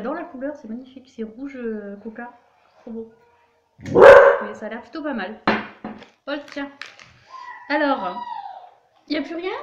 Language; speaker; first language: French; native; French